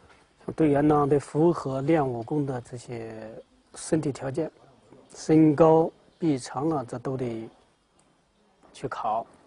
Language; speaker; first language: Chinese; native; Chinese